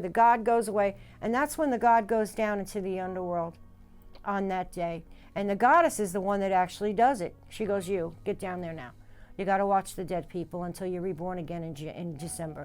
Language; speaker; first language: English; native; English